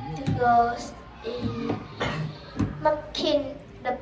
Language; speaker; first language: English; non-native, learner; Vietnamese